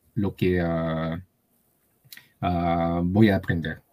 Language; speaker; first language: Spanish; non-native, learner; Chinese